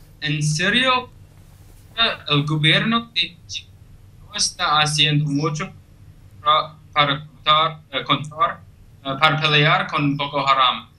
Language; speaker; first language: Spanish; non-native, learner; English